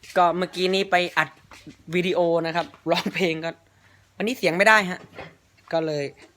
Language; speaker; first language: Thai; native; Thai